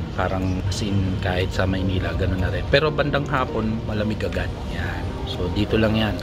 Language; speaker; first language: Filipino; native; Filipino